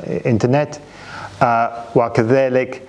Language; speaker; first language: Arabic; non-native, fluent; English